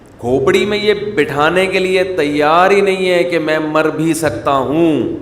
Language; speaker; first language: Urdu; native; Urdu